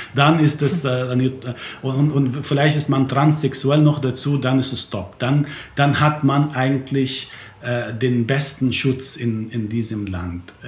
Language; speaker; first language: German; non-native, fluent; Arabic